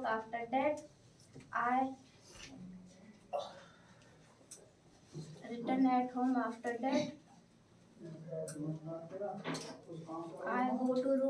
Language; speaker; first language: English; non-native, learner; Hindi